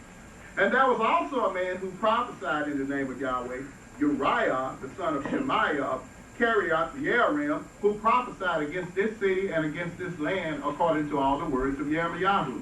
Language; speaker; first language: English; native; English